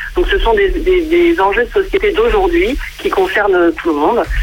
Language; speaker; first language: French; native; French